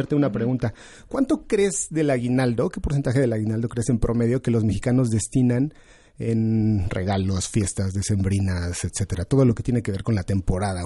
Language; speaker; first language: Spanish; native; Spanish